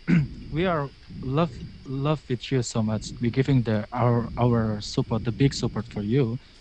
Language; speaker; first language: English; non-native, learner; Indonesian